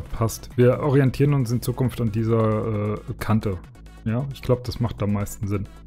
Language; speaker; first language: German; native; German